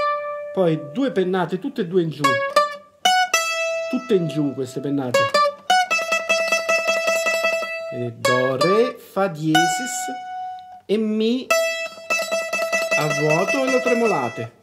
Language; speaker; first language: Italian; native; Italian